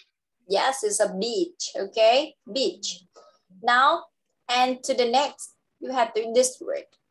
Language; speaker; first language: English; non-native, local second language; Vietnamese